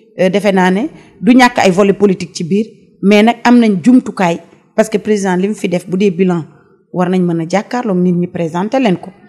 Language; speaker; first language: Wolof; native; Wolof